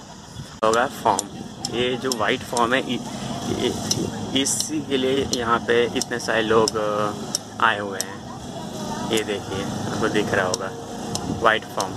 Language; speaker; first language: Hindi; native; Hindi